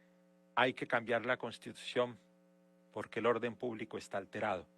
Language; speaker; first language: Spanish; native; Spanish